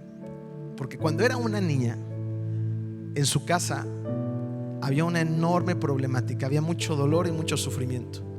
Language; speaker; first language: Spanish; native; Spanish